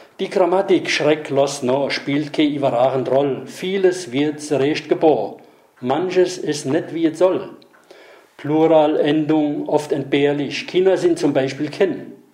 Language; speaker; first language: German; native; German